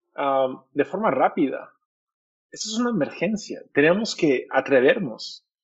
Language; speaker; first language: Spanish; native; Spanish